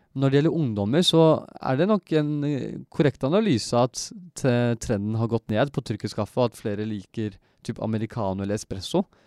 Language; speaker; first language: Norwegian; early bilingual, other home language; Turkish